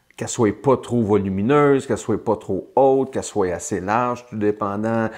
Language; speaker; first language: French; native; French